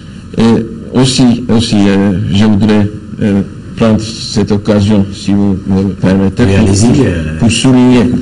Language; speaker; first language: French; non-native, fluent; Turkish